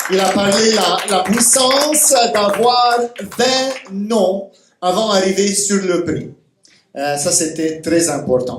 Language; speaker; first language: French; non-native, fluent; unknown